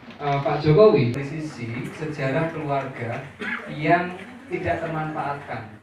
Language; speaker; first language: Indonesian; native; Indonesian